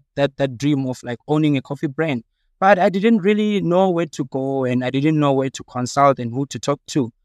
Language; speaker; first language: English; non-native, local second language; Southern Sotho